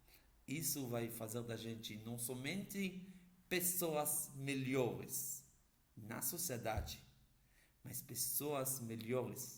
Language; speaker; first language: Portuguese; non-native, fluent; Hebrew